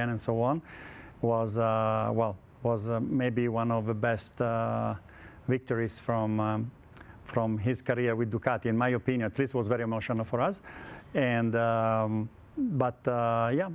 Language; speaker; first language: English; non-native, fluent; Italian